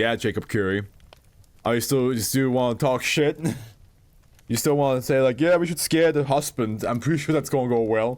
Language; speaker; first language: English; non-native, fluent; German